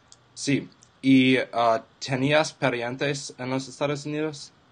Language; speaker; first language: Spanish; non-native, learner; English